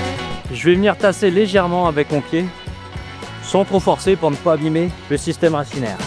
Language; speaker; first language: French; native; French